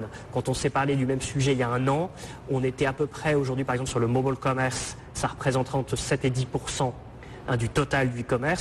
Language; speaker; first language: French; native; French